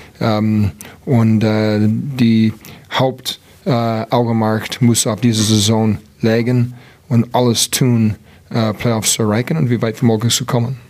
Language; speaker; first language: German; non-native, learner; English